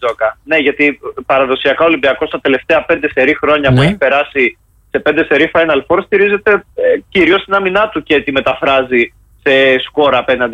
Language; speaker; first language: Greek; native; Greek